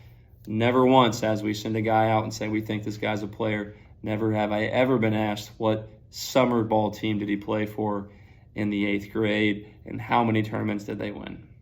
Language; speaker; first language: English; native; English